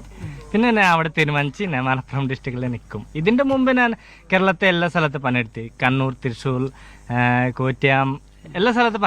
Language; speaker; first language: Malayalam; non-native, learner; Bangla